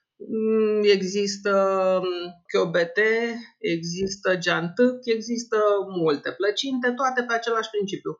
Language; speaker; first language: Romanian; native; Romanian